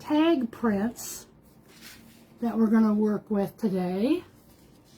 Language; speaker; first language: English; native; English